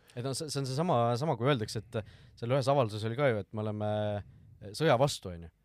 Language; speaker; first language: Estonian; native; Estonian